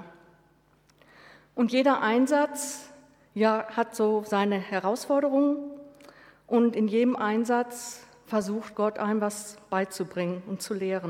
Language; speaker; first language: German; native; German